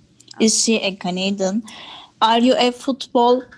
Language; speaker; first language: English; non-native, learner; Turkish